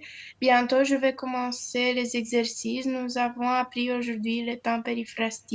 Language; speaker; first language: French; non-native, learner; Romanian